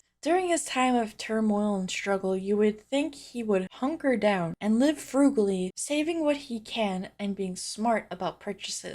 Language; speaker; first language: English; native; English